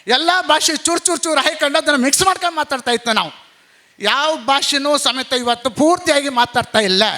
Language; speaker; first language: Kannada; native; Kannada